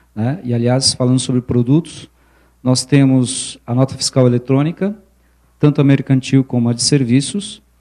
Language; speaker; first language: Portuguese; early bilingual, other home language; Spanish